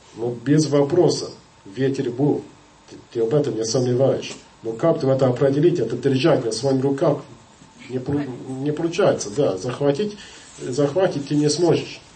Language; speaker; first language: Russian; non-native, fluent; English